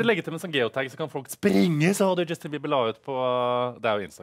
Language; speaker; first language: Norwegian; native; Norwegian